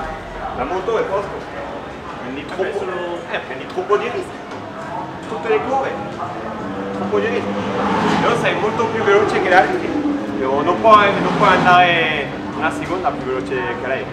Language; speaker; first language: Italian; non-native, learner; French